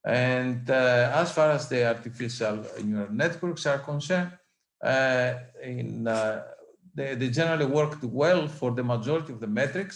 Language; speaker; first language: English; non-native, fluent; Greek